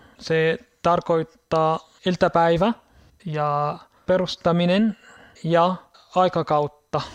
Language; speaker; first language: Finnish; non-native, learner; Arabic